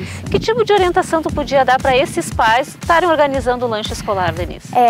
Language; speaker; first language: Portuguese; native; Portuguese